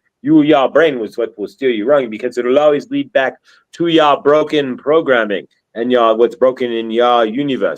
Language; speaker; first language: English; native; English